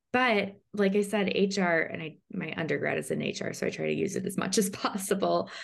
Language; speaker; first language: English; native; English